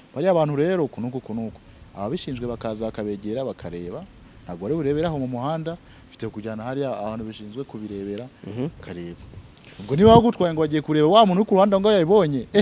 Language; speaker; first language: Rundi; native; Rundi